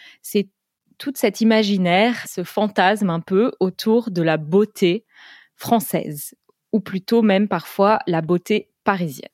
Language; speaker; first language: French; native; French